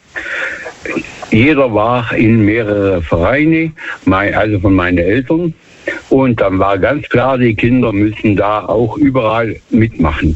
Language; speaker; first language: German; native; German